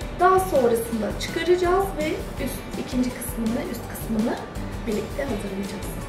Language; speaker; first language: Turkish; early bilingual, heritage; Turkish